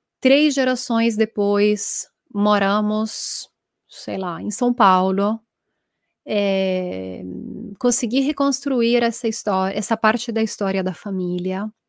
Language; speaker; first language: Portuguese; non-native, fluent; Italian